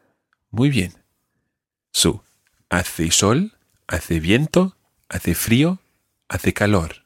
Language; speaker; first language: Spanish; non-native, fluent; English